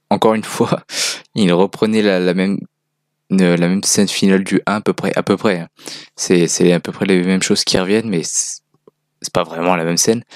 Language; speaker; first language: French; native; French